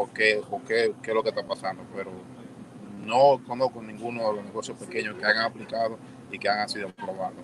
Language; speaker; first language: Spanish; early bilingual, heritage; Spanish